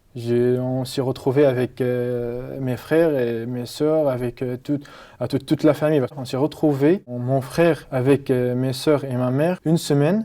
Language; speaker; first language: French; non-native, learner; Arabic